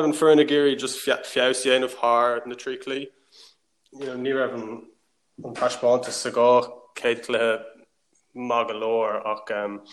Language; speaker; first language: Irish; non-native, local second language; English